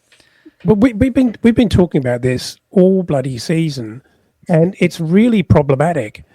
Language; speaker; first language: English; native; English